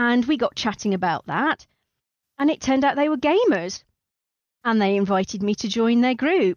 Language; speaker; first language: English; native; English